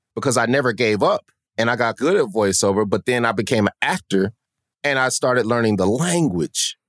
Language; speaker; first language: English; native; English